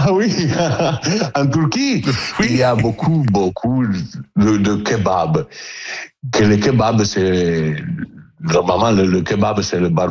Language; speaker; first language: French; non-native, learner; Italian